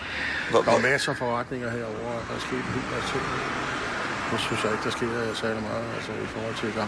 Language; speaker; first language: Danish; native; Danish